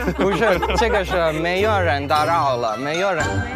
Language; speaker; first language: Chinese; non-native, learner; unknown